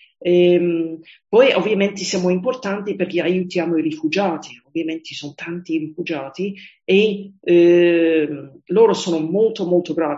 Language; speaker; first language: Italian; non-native, fluent; English